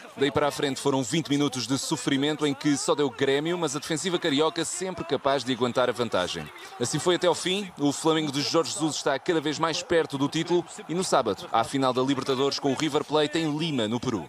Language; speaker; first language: Portuguese; native; Portuguese